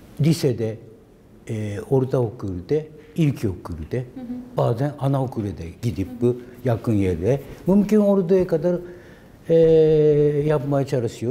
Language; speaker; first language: Turkish; non-native, learner; Japanese